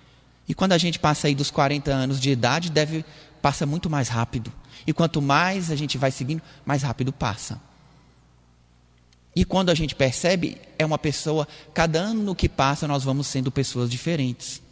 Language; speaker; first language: Portuguese; native; Portuguese